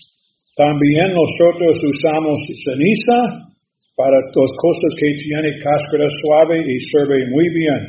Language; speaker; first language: Spanish; non-native, learner; English